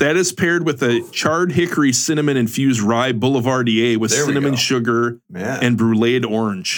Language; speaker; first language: English; native; English